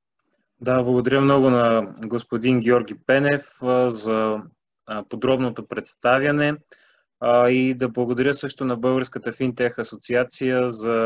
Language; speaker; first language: Bulgarian; native; Bulgarian